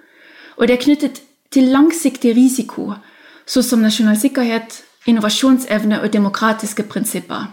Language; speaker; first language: Norwegian; non-native, fluent; German